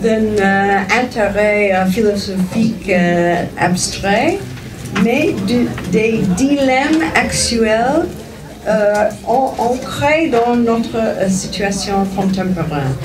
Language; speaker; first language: French; non-native, fluent; English